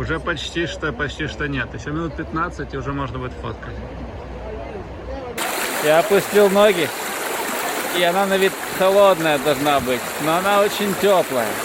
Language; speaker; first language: Russian; native; Russian